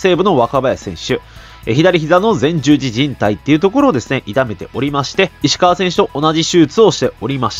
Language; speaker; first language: Japanese; native; Japanese